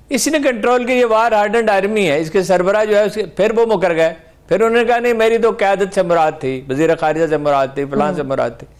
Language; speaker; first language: Urdu; native; Urdu